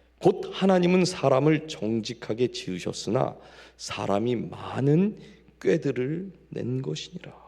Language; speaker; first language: Korean; native; Korean